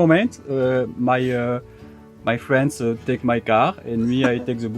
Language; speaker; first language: English; non-native, learner; French